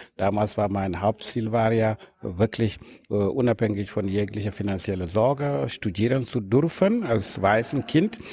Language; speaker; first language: German; non-native, fluent; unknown